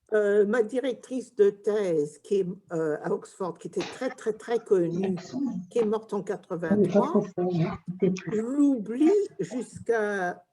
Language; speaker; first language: French; early bilingual, heritage; English